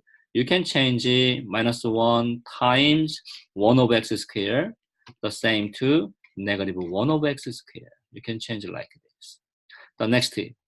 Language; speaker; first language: English; non-native, fluent; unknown